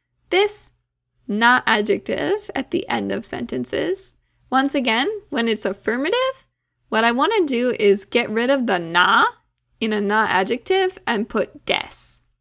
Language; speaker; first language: English; native; English